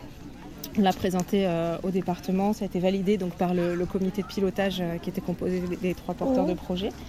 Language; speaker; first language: French; native; French